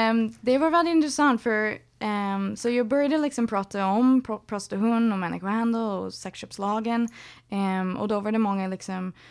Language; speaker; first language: Swedish; non-native, fluent; English